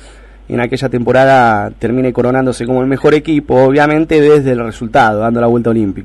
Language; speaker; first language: Spanish; native; Spanish